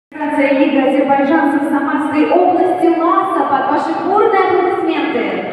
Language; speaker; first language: Russian; native; Russian